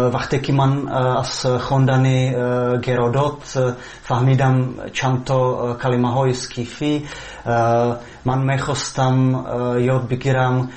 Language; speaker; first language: Persian; non-native, fluent; Czech